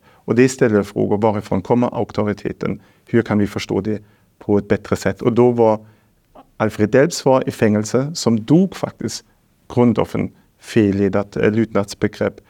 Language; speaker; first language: Swedish; non-native, fluent; German